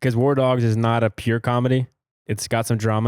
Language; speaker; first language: English; native; English